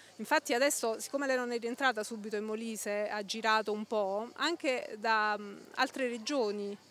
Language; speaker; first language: Italian; native; Italian